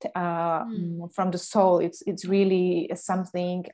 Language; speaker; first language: English; non-native, fluent; Slovak